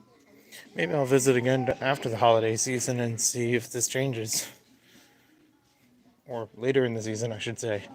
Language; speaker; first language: English; native; English